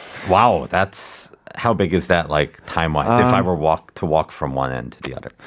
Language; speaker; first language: English; native; English